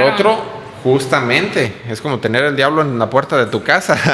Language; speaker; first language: Spanish; native; Spanish